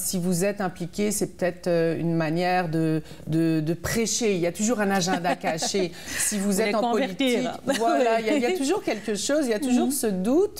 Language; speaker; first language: French; native; French